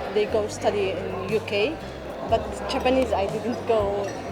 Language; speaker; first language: English; non-native, learner; Arabic